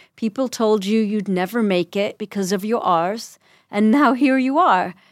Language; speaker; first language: English; native; English